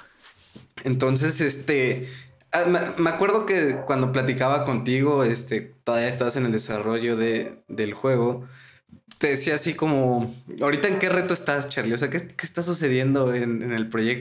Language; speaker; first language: Spanish; native; Spanish